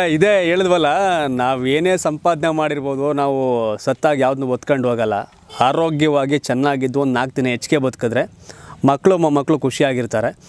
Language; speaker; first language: Kannada; native; Kannada